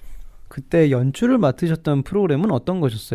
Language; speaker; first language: Korean; native; Korean